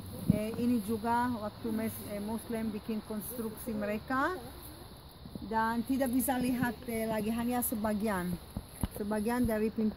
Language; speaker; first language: Indonesian; non-native, fluent; Hebrew